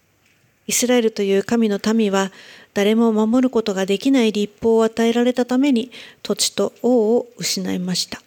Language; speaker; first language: Japanese; native; Japanese